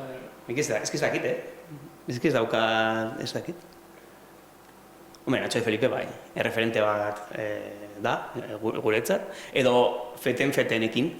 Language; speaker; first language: Basque; non-native, local second language; Spanish